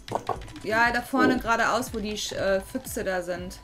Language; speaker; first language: German; native; German